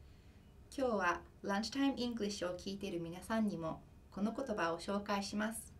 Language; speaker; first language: Japanese; non-native, fluent; English